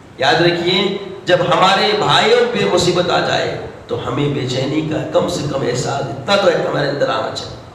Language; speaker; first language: Urdu; native; Urdu